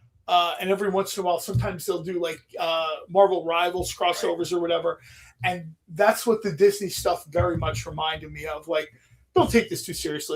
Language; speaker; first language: English; native; English